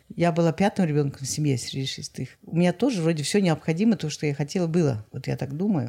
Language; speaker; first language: Ukrainian; non-native, local second language; Russian